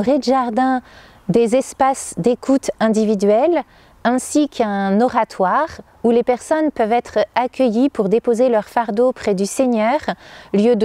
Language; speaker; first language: French; native; French